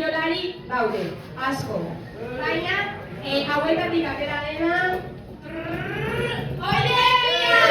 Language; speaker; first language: Basque; non-native, local second language; Spanish